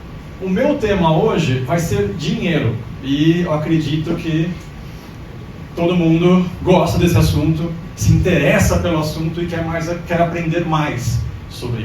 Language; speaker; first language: Portuguese; early bilingual, other home language; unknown